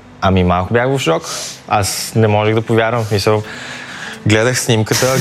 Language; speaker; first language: Bulgarian; early bilingual, other home language; Chinese